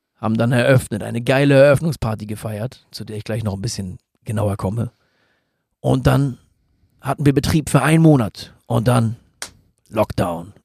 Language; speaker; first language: German; native; German